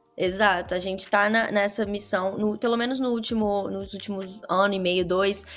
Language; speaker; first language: Portuguese; native; Portuguese